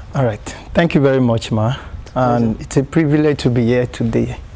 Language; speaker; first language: English; non-native, local second language; Yoruba